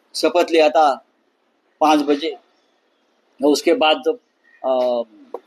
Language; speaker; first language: Hindi; non-native, local second language; Marathi